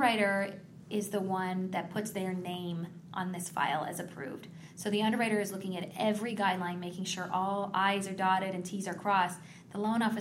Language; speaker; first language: English; native; English